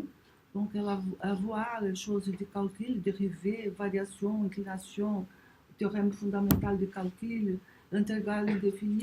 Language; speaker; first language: French; non-native, learner; Portuguese